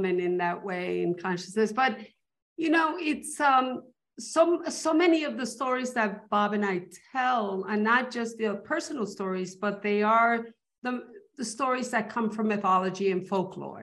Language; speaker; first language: English; early bilingual, other home language; Spanish